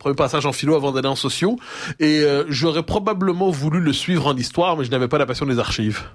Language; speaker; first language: French; native; French